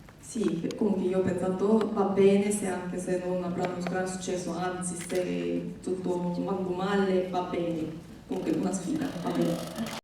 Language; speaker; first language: Italian; non-native, fluent; Korean